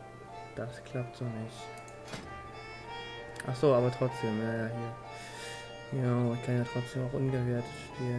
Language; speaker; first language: German; native; German